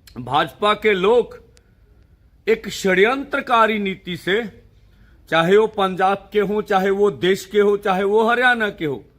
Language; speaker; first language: Hindi; non-native, local second language; Punjabi